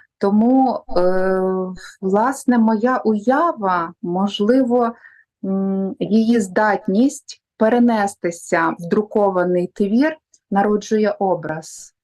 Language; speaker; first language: Ukrainian; native; Ukrainian